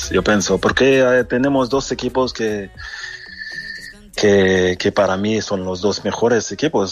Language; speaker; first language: Spanish; non-native, fluent; French